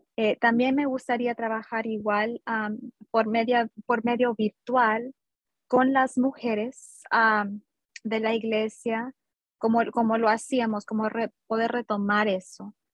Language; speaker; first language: Spanish; early bilingual, heritage; Spanish